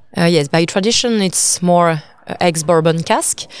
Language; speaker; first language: English; non-native, fluent; French